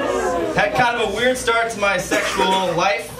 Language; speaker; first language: English; native; English